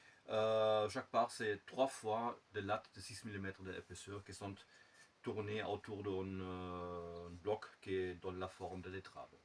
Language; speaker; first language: French; non-native, fluent; German